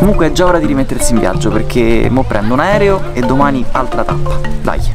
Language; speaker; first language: Italian; native; Italian